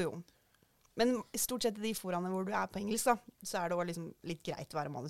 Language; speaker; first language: Norwegian; native; Norwegian